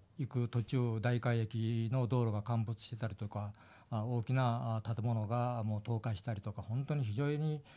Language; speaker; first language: Japanese; native; Japanese